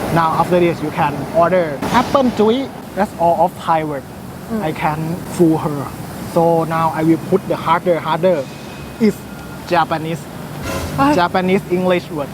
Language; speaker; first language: English; non-native, learner; Thai